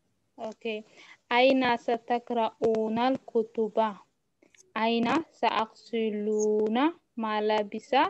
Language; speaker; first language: Arabic; non-native, learner; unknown